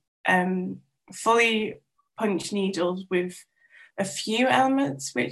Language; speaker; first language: English; non-native, local second language; Welsh